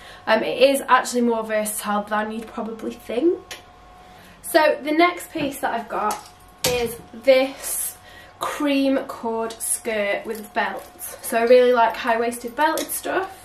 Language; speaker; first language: English; native; English